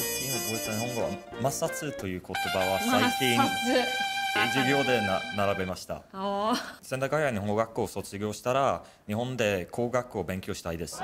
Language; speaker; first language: Japanese; non-native, learner; Swedish